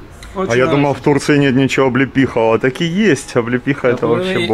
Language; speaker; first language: Russian; native; Russian